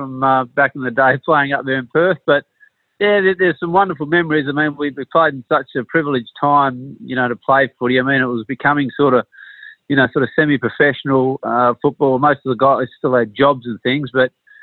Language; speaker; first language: English; native; English